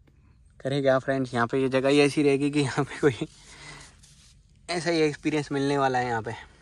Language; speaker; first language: Hindi; native; Hindi